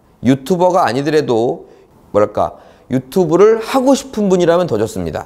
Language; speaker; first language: Korean; native; Korean